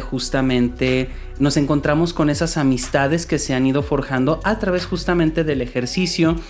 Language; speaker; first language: Spanish; native; Spanish